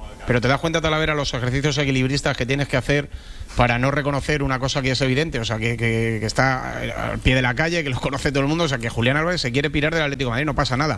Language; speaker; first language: Spanish; native; Spanish